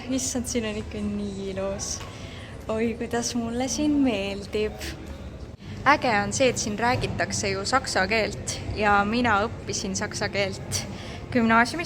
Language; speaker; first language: Estonian; native; Estonian